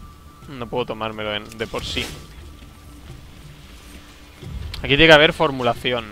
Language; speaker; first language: Spanish; native; Spanish